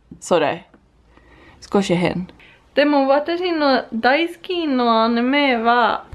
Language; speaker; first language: Japanese; non-native, learner; Swedish